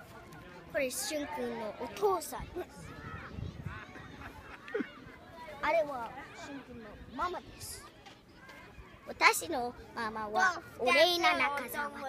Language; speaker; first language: Japanese; early bilingual, heritage; Japanese